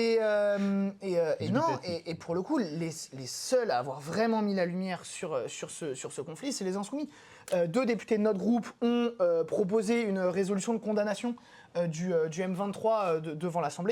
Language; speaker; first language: French; native; French